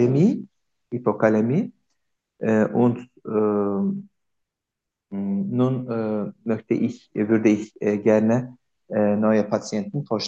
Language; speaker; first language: German; non-native, learner; Turkish